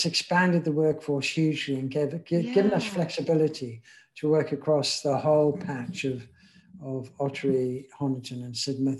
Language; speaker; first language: English; native; English